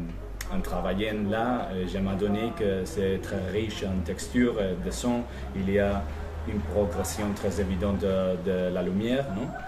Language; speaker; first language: French; non-native, fluent; Spanish